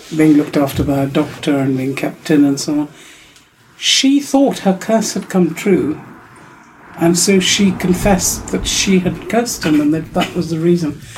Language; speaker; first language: English; non-native, local second language; Urdu